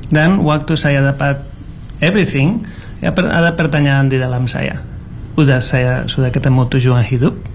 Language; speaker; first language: Indonesian; non-native, learner; Spanish